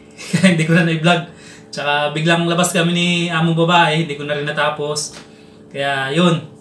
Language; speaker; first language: Filipino; non-native, local second language; Cebuano